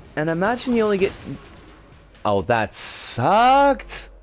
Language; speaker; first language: English; native; English